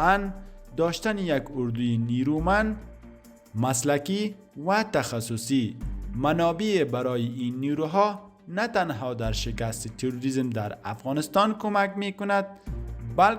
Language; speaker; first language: Persian; native; Persian